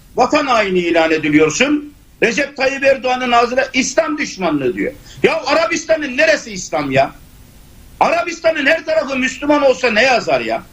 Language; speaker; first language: Turkish; native; Turkish